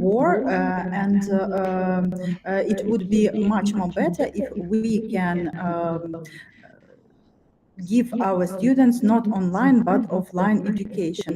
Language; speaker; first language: English; non-native, fluent; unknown